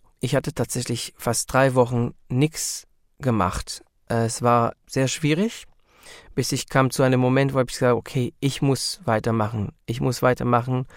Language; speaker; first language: German; non-native, learner; Hebrew